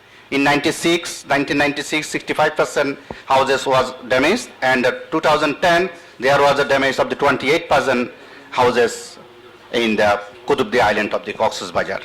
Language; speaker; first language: English; non-native, learner; Bangla